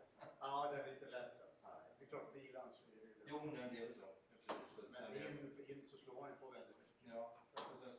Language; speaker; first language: Swedish; native; Swedish